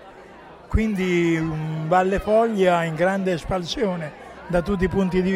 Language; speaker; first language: Italian; native; Italian